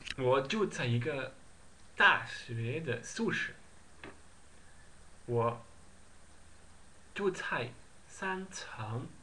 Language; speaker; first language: Chinese; non-native, learner; Dutch